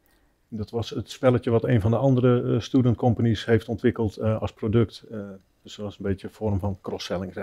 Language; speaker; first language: Dutch; native; Dutch